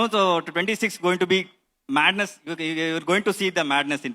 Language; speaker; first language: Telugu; non-native, learner; Kannada